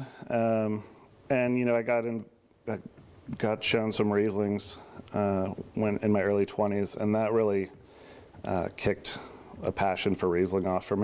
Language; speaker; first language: English; native; English